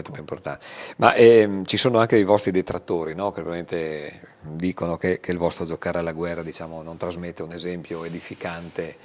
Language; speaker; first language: Italian; native; Italian